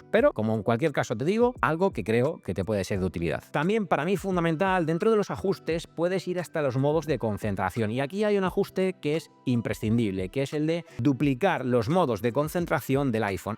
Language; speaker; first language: Spanish; native; Spanish